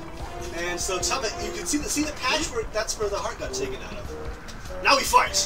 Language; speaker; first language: English; native; English